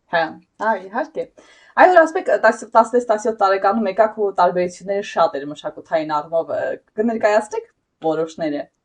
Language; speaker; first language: Armenian; native; Armenian